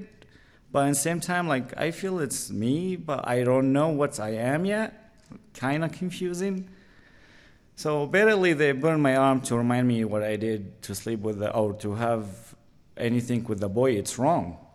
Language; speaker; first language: English; non-native, learner; Arabic